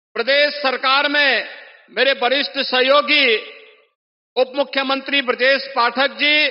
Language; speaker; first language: Hindi; native; Hindi